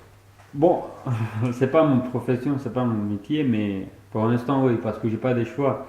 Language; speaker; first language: French; non-native, fluent; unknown